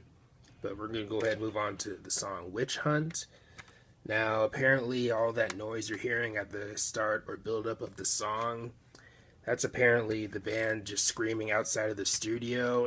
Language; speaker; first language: English; native; English